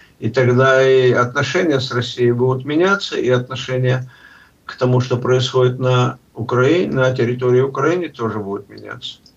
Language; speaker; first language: Russian; native; Russian